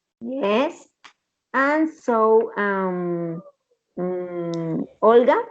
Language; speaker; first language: English; non-native, learner; Spanish